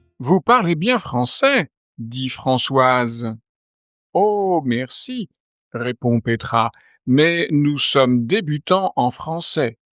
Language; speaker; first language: French; native; French